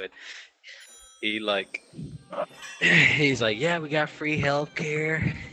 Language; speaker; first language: English; early bilingual, other home language; Spanish